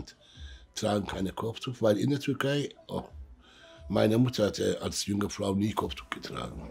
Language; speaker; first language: German; early bilingual, other home language; Turkish